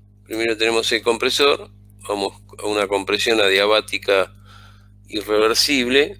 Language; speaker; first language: Spanish; native; Spanish